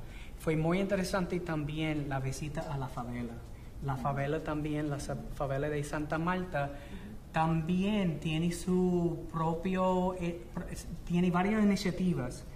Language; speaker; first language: Spanish; non-native, fluent; English